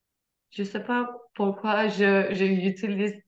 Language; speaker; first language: French; non-native, learner; Turkish